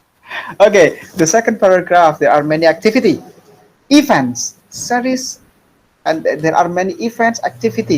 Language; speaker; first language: English; non-native, fluent; Indonesian